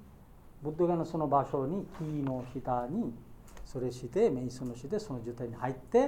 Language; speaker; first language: Japanese; non-native, learner; Bangla